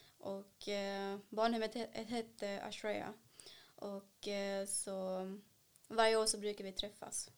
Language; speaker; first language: Swedish; early bilingual, other home language; Kannada